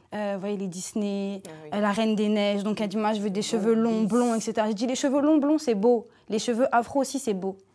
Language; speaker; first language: French; native; French